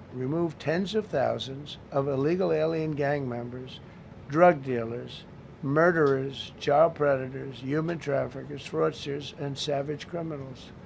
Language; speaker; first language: English; native; English